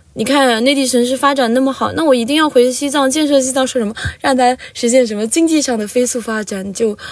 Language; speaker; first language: Chinese; non-native, local second language; Tibetan